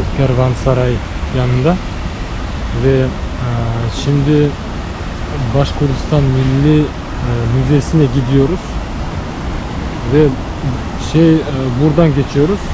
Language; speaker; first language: Turkish; non-native, learner; Bashkir